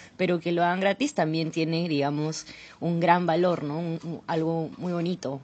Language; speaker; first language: Spanish; native; Spanish